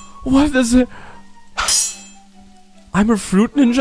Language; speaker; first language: English; non-native, fluent; German